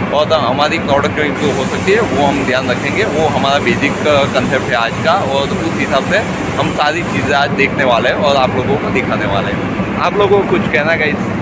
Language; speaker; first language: Hindi; non-native, local second language; Gujarati